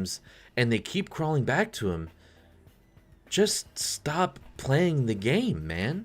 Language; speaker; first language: English; native; English